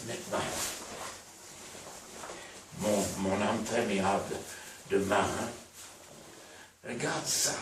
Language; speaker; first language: French; non-native, fluent; English